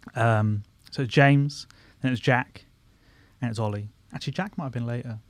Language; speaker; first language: English; native; English